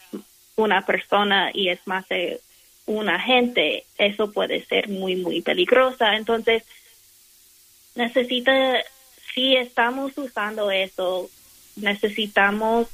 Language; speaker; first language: Spanish; non-native, fluent; English